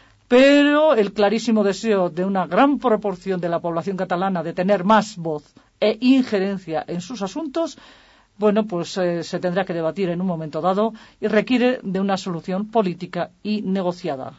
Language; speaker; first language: Spanish; native; Spanish